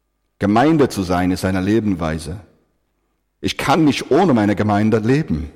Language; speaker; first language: German; non-native, fluent; English